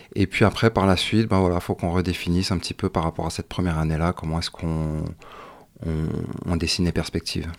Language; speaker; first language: French; native; French